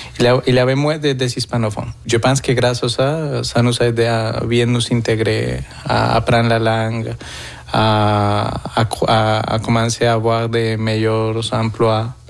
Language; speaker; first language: French; non-native, fluent; Spanish